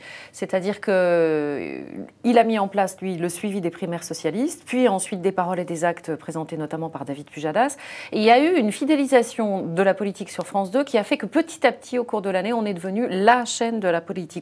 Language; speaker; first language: French; native; French